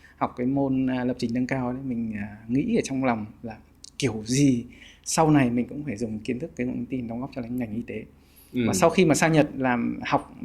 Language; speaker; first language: Vietnamese; native; Vietnamese